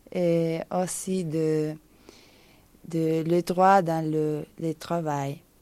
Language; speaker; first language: French; non-native, fluent; Spanish